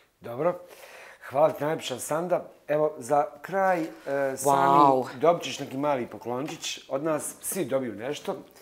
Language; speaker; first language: Bosnian; native; Bosnian